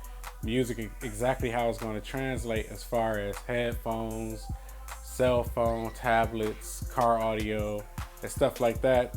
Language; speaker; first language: English; native; English